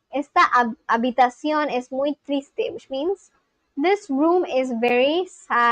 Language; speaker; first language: Spanish; non-native, learner; Bangla